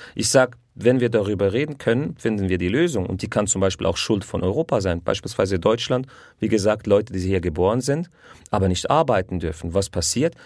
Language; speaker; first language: German; early bilingual, other home language; Arabic